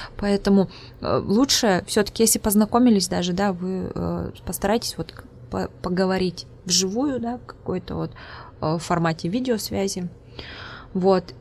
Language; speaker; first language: Russian; non-native, local second language; Udmurt